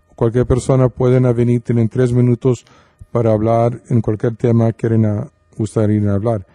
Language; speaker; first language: Spanish; early bilingual, heritage; Spanish